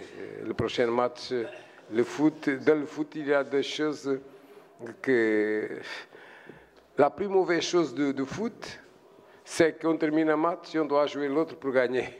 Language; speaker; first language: French; non-native, fluent; Portuguese